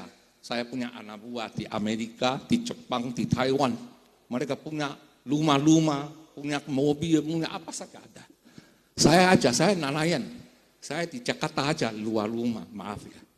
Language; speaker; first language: Indonesian; non-native, fluent; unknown